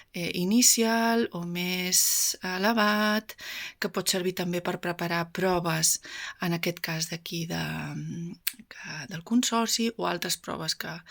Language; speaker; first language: Catalan; native; Catalan